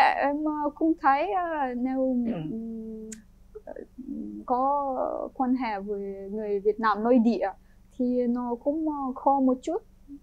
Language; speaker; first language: Vietnamese; non-native, fluent; Ukrainian